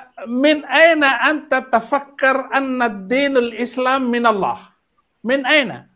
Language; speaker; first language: Arabic; non-native, learner; Indonesian